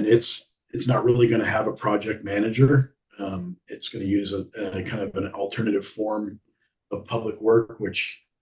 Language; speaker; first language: English; native; English